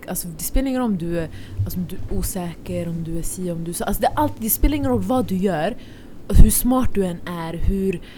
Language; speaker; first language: Swedish; early bilingual, other home language; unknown